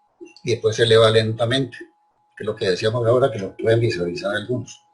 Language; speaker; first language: Spanish; native; Spanish